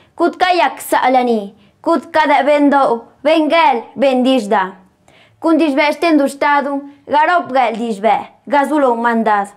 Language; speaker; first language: Spanish; non-native, local second language; Zapotec